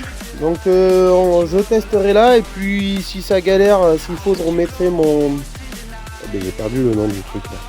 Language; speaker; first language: French; native; French